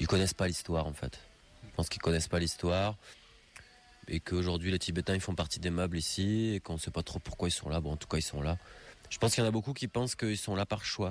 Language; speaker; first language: French; native; French